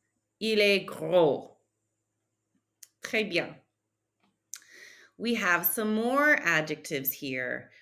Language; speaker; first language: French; non-native, fluent; English